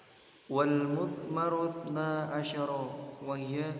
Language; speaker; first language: Arabic; non-native, learner; Indonesian